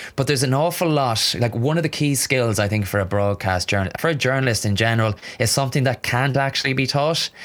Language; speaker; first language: English; native; English